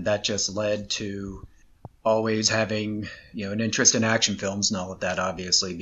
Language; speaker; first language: English; native; English